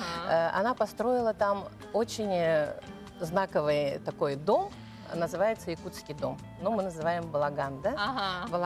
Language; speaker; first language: Russian; native; Russian